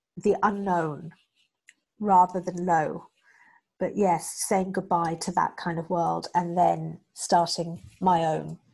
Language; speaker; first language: English; native; English